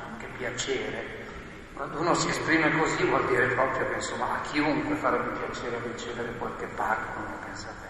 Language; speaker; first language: Italian; native; Italian